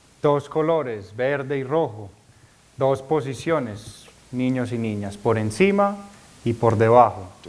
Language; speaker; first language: Spanish; native; Spanish